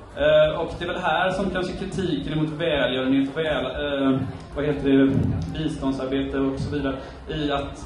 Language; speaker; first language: Swedish; native; Swedish